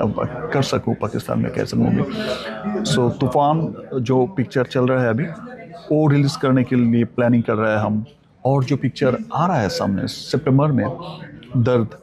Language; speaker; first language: Hindi; non-native, learner; Bangla